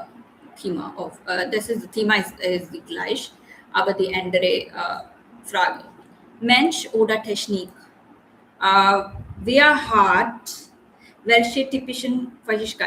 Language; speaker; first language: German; non-native, learner; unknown